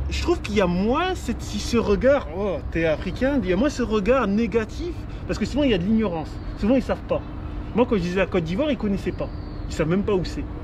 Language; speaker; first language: French; native; French